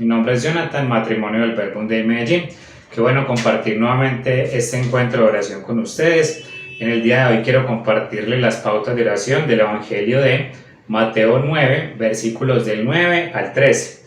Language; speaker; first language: Spanish; native; Spanish